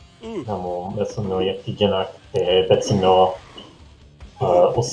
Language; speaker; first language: Japanese; non-native, fluent; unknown